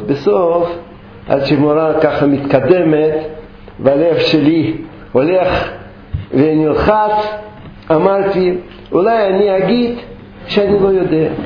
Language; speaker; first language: Hebrew; non-native, fluent; Russian